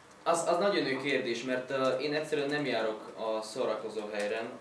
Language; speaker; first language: Hungarian; non-native, learner; Slovak